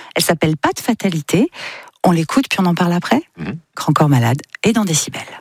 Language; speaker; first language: French; native; French